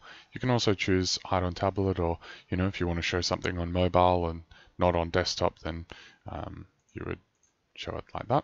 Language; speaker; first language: English; native; English